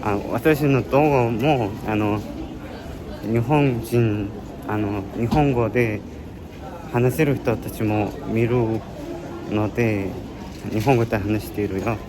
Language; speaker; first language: Japanese; non-native, learner; Mongolian